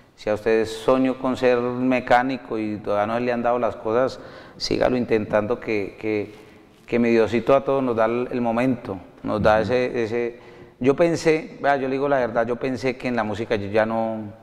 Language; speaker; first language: Spanish; native; Spanish